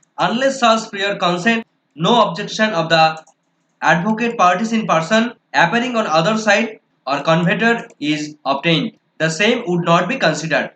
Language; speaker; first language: English; non-native, local second language; Bangla